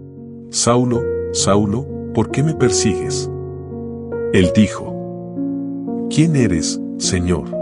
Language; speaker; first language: Spanish; native; Spanish